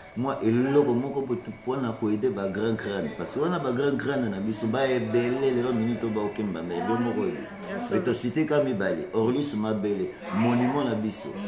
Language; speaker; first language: French; non-native, local second language; Lingala